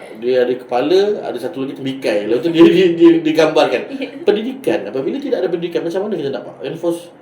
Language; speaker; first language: Malay; native; Malay